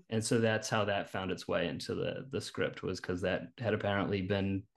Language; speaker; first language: English; native; English